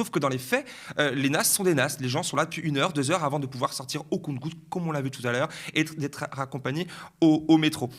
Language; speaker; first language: French; native; French